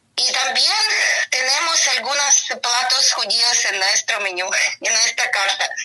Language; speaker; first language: Spanish; non-native, learner; Ukrainian